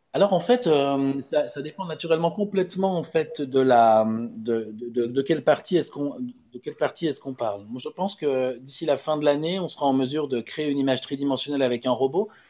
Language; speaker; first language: French; native; French